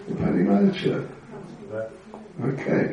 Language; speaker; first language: Russian; non-native, learner; English